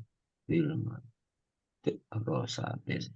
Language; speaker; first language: Arabic; non-native, learner; Indonesian